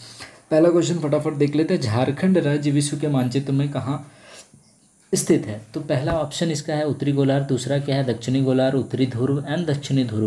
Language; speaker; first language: Hindi; native; Hindi